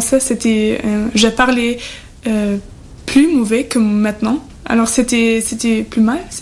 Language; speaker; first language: French; non-native, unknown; German